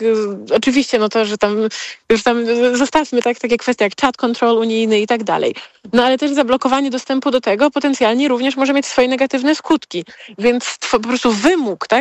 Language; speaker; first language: Polish; native; Polish